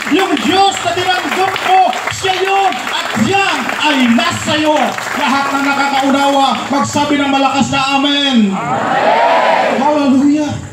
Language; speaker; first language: Filipino; non-native, local second language; Pampanga